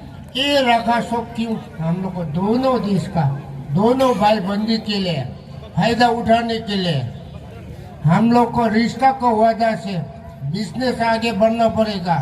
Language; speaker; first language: Hindi; non-native, local second language; Bodo